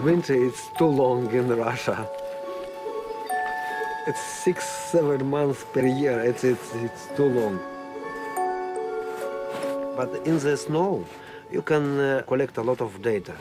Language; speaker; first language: English; non-native, learner; Russian